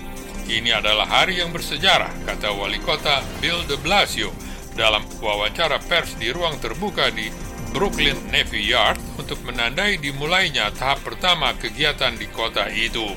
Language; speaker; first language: Indonesian; native; Indonesian